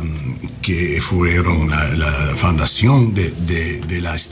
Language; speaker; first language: Spanish; non-native, learner; English